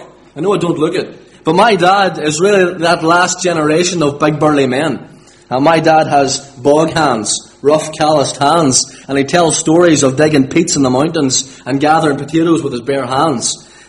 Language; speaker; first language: English; native; English